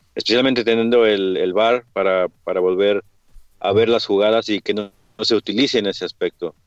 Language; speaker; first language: Spanish; early bilingual, heritage; Spanish